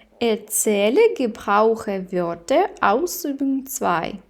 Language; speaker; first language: German; non-native, fluent; Ukrainian